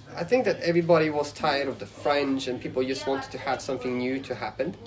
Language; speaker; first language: English; non-native, fluent; Swedish